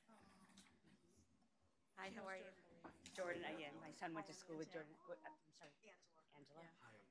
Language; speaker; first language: English; native; English